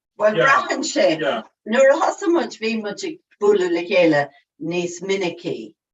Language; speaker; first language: Irish; non-native, local second language; English